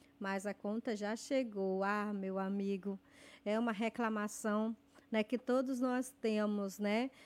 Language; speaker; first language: Portuguese; native; Portuguese